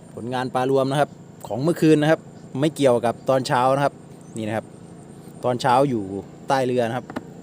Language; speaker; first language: Thai; native; Thai